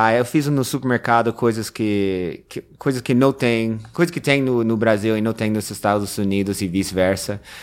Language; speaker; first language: Portuguese; non-native, fluent; English